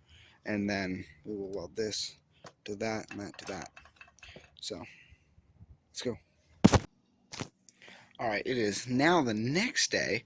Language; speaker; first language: English; native; English